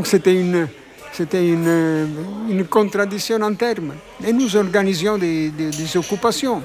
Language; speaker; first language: French; non-native, fluent; Italian